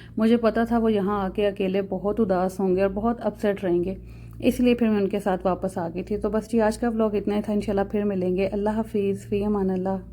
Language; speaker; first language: Urdu; non-native, local second language; Punjabi